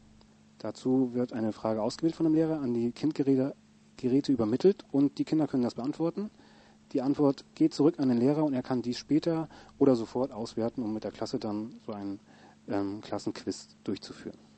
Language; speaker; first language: German; native; German